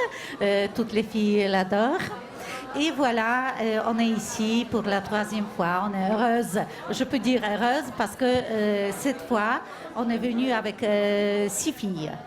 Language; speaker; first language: French; non-native, fluent; Polish